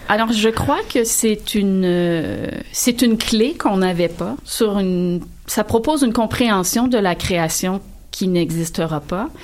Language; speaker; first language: French; native; French